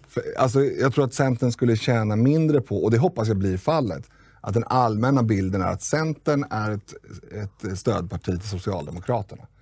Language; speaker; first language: Swedish; native; Swedish